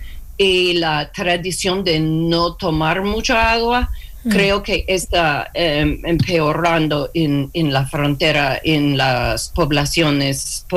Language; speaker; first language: Spanish; non-native, learner; English